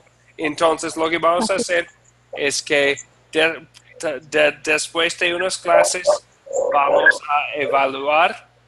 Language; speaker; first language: Spanish; non-native, fluent; English